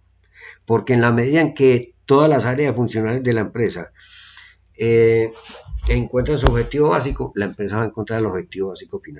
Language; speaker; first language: Spanish; native; Spanish